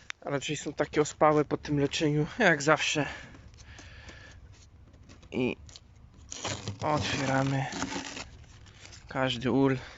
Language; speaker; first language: Polish; native; Polish